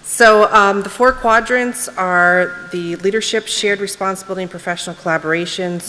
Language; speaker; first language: English; native; English